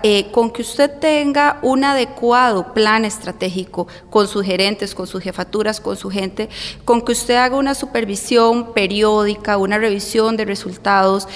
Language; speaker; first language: Spanish; native; Spanish